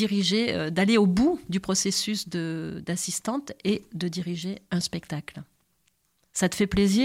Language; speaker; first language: French; native; French